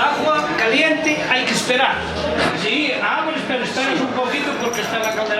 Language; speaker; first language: Spanish; native; Spanish